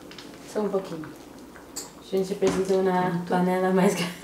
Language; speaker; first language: Portuguese; non-native, learner; Croatian